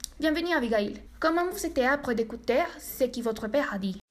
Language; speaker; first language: French; non-native, learner; Spanish